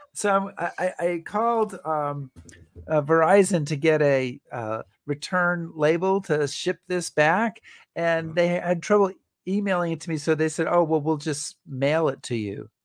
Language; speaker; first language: English; native; English